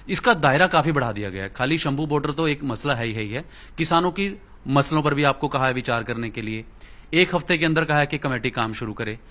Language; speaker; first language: Hindi; non-native, local second language; Punjabi